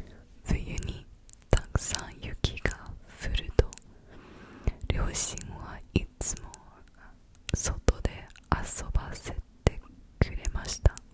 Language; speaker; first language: Japanese; non-native, learner; English